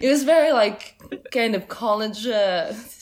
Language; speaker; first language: English; non-native, fluent; Portuguese